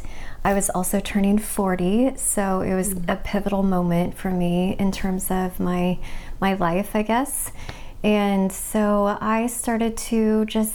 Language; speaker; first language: English; native; English